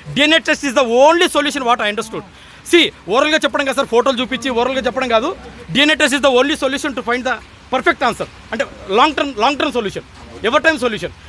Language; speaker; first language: Telugu; native; Telugu